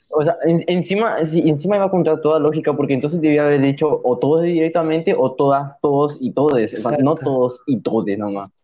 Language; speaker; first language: Spanish; native; Spanish